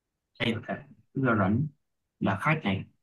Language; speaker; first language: Chinese; non-native, learner; Vietnamese